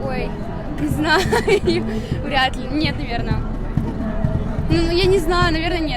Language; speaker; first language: Russian; native; Russian